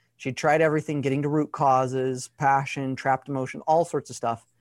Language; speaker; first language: English; native; English